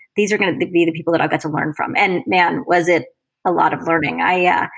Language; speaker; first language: English; native; English